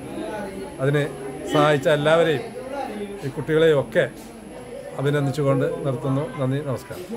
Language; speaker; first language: Malayalam; native; Malayalam